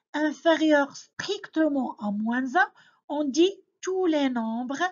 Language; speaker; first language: French; non-native, local second language; Arabic